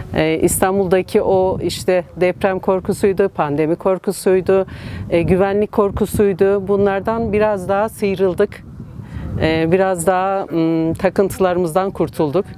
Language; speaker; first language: Turkish; native; Turkish